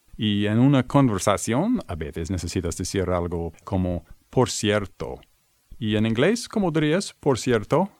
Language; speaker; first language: Spanish; non-native, fluent; English